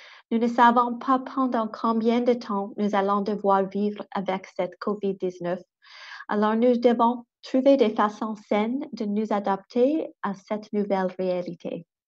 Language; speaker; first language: French; non-native, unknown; English